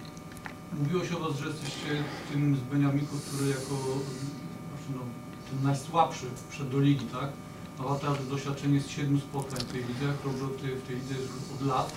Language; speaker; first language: Polish; native; Polish